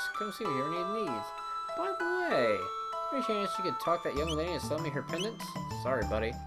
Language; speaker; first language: English; native; English